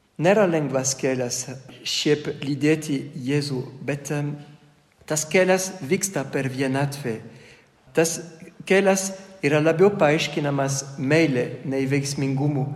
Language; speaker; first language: Lithuanian; non-native, fluent; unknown